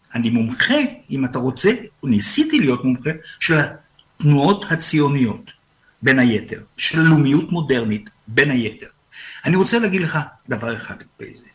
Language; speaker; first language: Hebrew; native; Hebrew